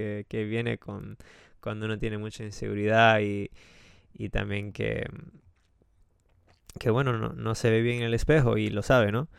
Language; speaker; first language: Spanish; non-native, fluent; English